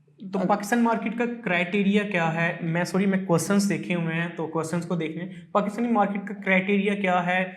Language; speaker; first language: Urdu; non-native, local second language; Punjabi